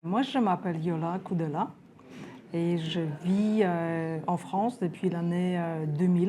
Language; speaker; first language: French; non-native, fluent; Polish